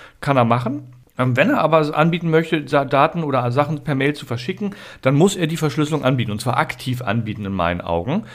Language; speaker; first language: German; native; German